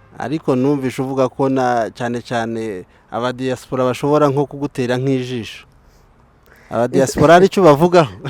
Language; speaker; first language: Kinyarwanda; native; Kinyarwanda